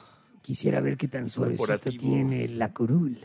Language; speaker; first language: Spanish; native; Spanish